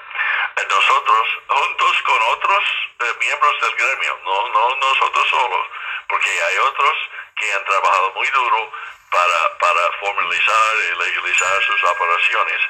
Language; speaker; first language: Spanish; non-native, fluent; English